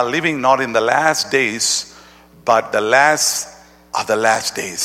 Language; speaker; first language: English; non-native, local second language; Tamil